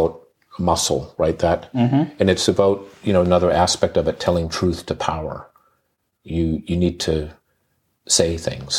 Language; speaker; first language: English; native; English